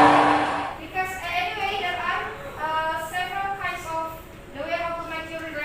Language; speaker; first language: English; non-native, fluent; Indonesian